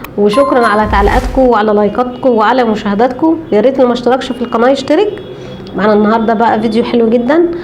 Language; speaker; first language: Arabic; native; Arabic